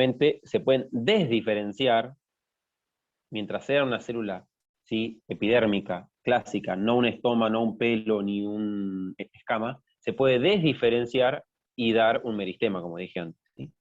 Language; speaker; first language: Spanish; native; Spanish